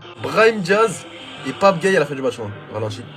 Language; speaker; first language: French; native; French